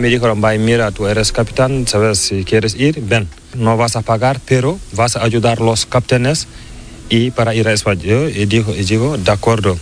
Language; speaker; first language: Spanish; non-native, learner; Fula